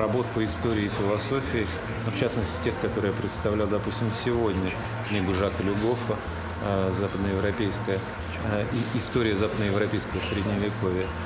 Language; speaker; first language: Russian; native; Russian